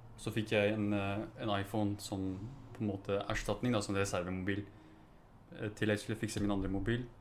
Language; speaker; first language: Norwegian; early bilingual, other home language; Arabic